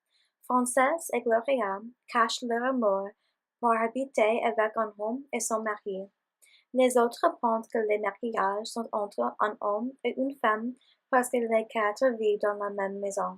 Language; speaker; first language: French; non-native, learner; English